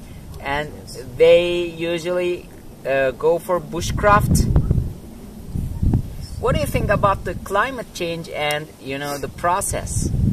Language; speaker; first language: English; non-native, learner; Turkish